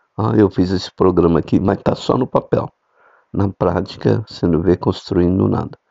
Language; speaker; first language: Portuguese; native; Portuguese